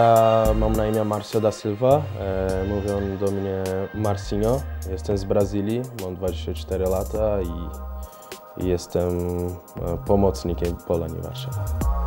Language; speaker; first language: Polish; non-native, fluent; Portuguese